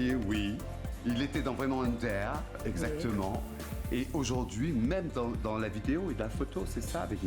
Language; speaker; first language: French; native; French